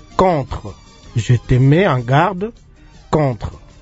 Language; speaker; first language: French; non-native, local second language; Lingala